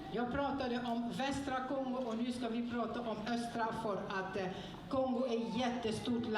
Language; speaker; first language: Swedish; non-native, fluent; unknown